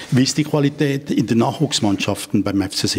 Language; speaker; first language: German; native; German